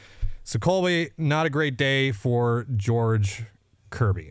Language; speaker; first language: English; native; English